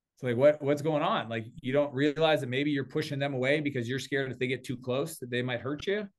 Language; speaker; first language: English; native; English